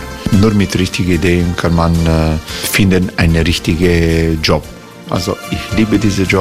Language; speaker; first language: German; non-native, fluent; Croatian